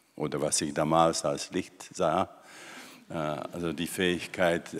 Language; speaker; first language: German; non-native, fluent; Czech